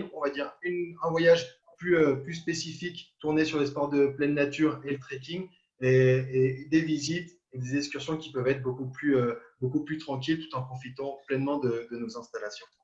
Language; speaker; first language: French; native; French